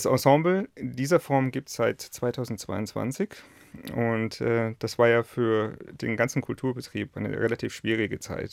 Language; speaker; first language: German; native; German